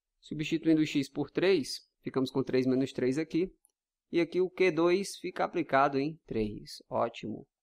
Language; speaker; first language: Portuguese; native; Portuguese